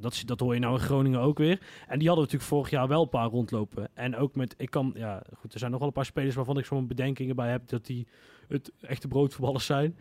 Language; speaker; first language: Dutch; native; Dutch